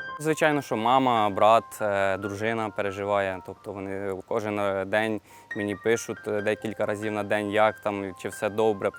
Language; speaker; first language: Ukrainian; native; Ukrainian